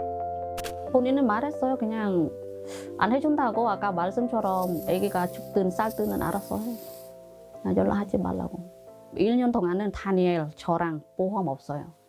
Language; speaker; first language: Korean; non-native, learner; Khmer